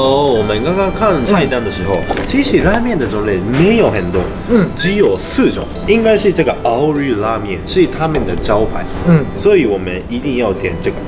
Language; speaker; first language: Chinese; non-native, fluent; Japanese